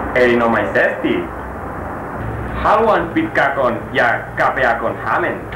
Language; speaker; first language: Finnish; non-native, learner; Catalan